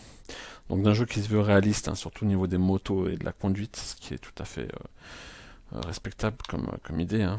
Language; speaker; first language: French; native; French